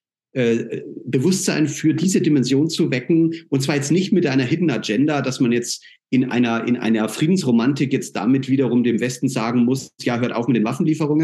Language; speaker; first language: German; native; German